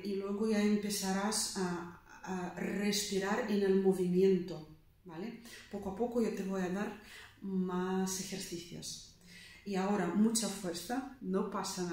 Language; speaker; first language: Spanish; non-native, fluent; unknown